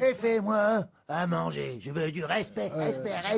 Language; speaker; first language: French; native; French